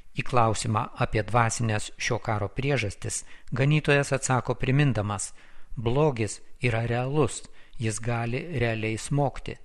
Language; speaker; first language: Lithuanian; native; Lithuanian